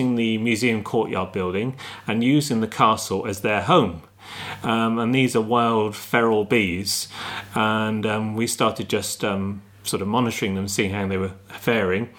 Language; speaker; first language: English; native; English